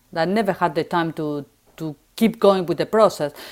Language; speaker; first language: English; non-native, learner; Spanish